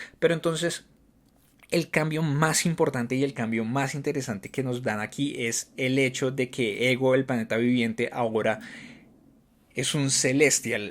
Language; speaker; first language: Spanish; native; Spanish